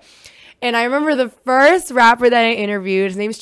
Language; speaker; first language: English; early bilingual, other home language; Russian